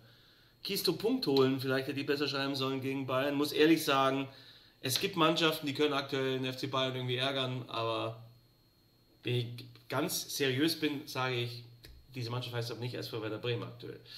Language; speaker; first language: German; native; German